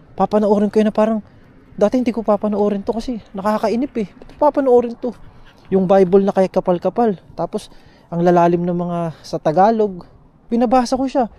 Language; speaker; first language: Filipino; native; Filipino